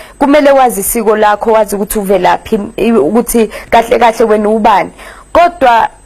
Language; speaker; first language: Zulu; non-native, local second language; Afrikaans